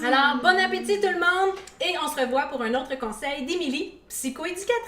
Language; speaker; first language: French; native; French